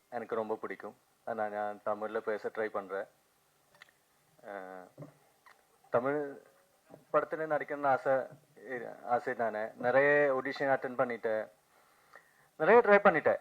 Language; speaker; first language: Tamil; non-native, learner; Malayalam